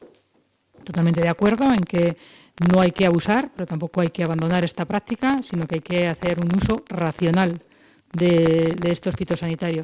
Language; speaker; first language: Spanish; native; Spanish